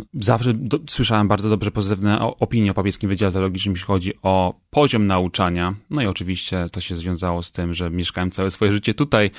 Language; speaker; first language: Polish; native; Polish